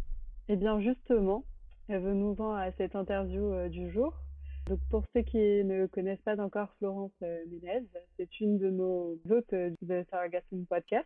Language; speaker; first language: French; native; French